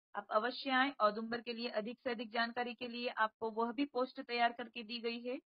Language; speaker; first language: Hindi; non-native, local second language; Marathi